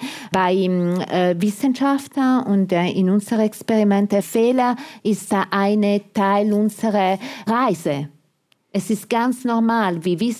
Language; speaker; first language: German; non-native, fluent; Italian